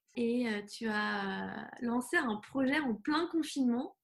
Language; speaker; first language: French; native; French